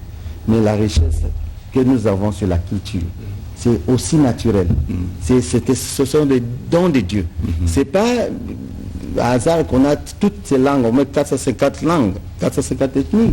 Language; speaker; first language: French; non-native, local second language; Lingala